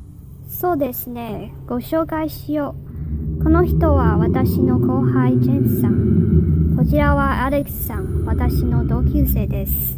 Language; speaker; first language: Japanese; non-native, learner; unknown